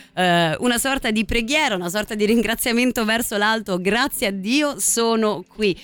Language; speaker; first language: Italian; native; Italian